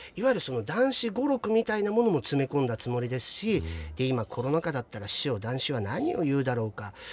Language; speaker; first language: Japanese; native; Japanese